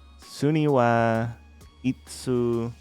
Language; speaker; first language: Japanese; non-native, learner; English